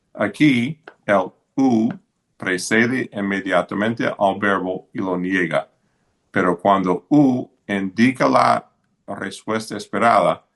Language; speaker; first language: Spanish; non-native, fluent; English